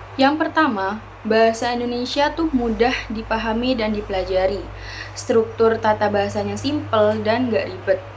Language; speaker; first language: Indonesian; native; Indonesian